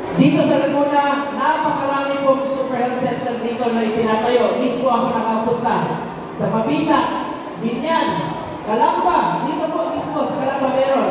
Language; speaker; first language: Filipino; non-native, local second language; Cebuano